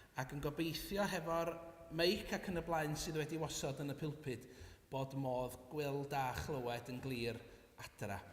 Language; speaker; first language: Welsh; native; Welsh